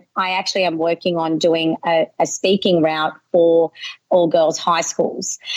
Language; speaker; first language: English; native; English